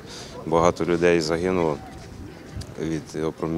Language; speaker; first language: Ukrainian; native; Ukrainian